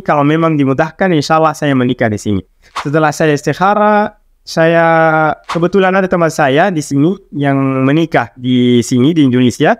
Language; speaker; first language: Indonesian; non-native, local second language; Arabic